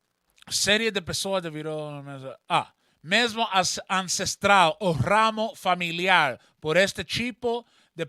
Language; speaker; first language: Portuguese; non-native, learner; Spanish